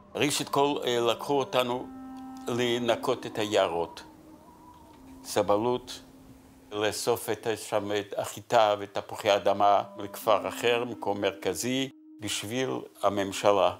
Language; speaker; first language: Hebrew; non-native, fluent; Yiddish